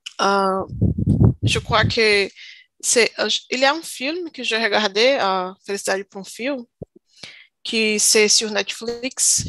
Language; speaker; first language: French; non-native, learner; Portuguese